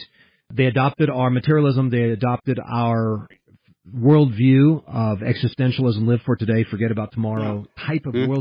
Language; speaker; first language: English; early bilingual, heritage; English